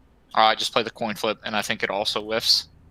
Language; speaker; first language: English; native; English